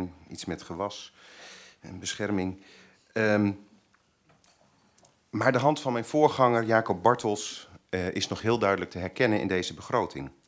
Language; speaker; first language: Dutch; native; Dutch